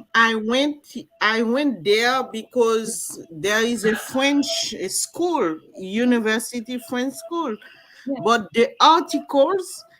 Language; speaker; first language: English; non-native, learner; French